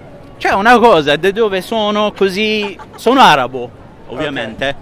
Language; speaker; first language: Italian; non-native, fluent; Arabic